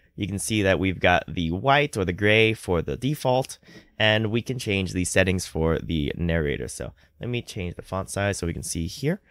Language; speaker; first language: English; native; English